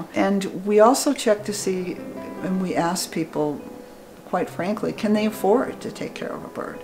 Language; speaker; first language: English; native; English